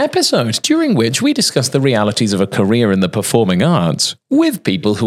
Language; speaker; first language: English; native; English